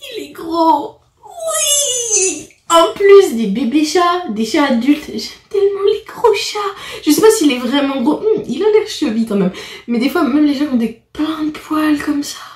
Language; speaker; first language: French; native; French